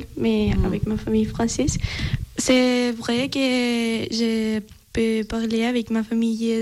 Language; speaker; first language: French; non-native, learner; Spanish